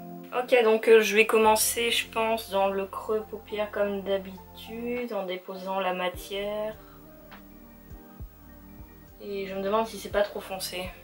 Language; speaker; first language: French; native; French